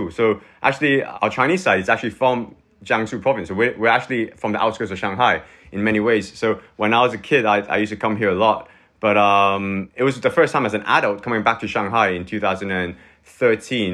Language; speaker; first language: English; native; English